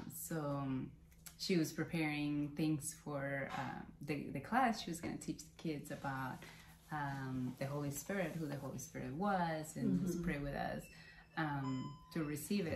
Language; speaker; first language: English; non-native, fluent; Spanish